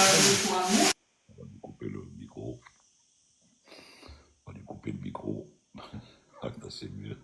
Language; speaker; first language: French; non-native, local second language; Arabic